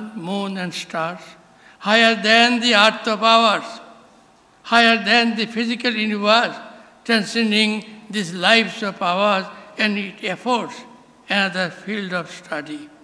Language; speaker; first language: English; non-native, local second language; Bangla